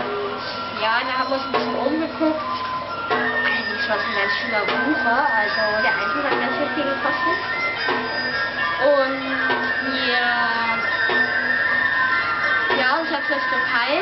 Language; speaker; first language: German; native; German